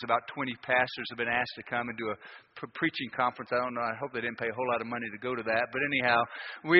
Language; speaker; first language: English; native; English